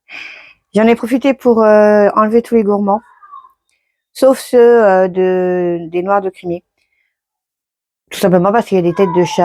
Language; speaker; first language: French; native; French